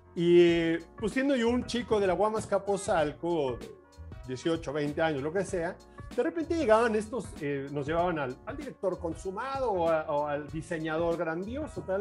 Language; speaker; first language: Spanish; native; Spanish